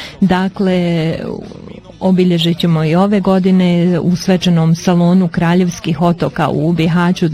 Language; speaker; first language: Bosnian; native; Bosnian